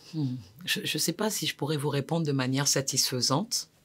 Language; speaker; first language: French; native; French